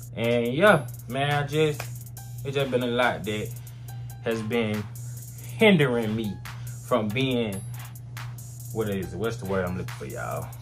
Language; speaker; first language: English; native; English